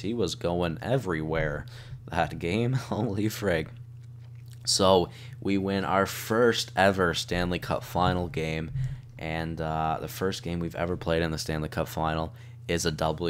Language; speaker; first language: English; native; English